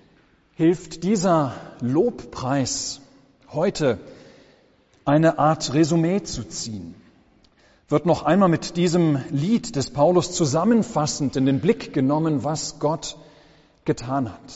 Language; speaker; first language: German; native; German